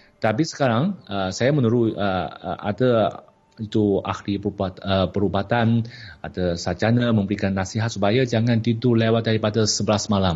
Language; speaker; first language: Malay; non-native, fluent; Chinese